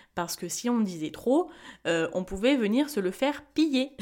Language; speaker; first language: French; early bilingual, other home language; Spanish